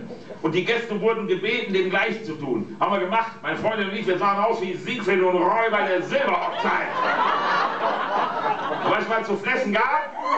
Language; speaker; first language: German; native; German